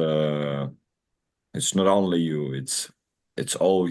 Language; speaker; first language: English; non-native, learner; Russian